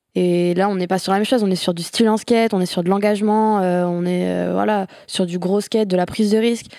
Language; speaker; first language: French; native; French